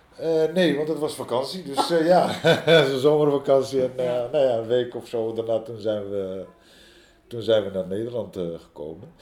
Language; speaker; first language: Dutch; early bilingual, other home language; Arabic